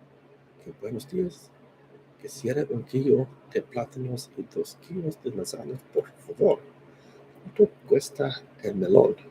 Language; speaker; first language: Spanish; non-native, learner; English